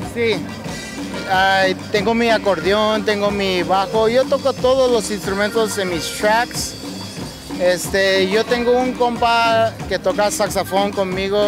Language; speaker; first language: Spanish; early bilingual, heritage; Spanish